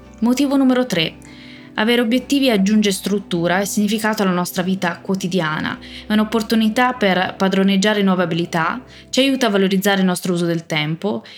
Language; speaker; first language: Italian; native; Italian